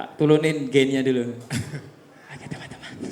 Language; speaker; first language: Indonesian; native; Indonesian